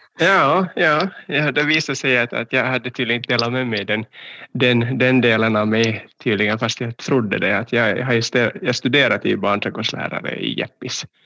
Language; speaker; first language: Swedish; native; Swedish